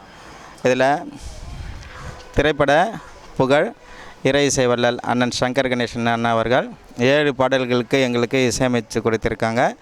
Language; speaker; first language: Tamil; native; Tamil